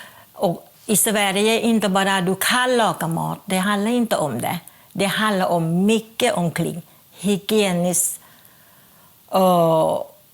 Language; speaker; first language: Swedish; non-native, fluent; Thai